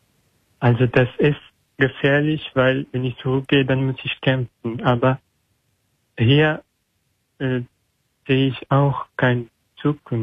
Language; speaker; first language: German; non-native, learner; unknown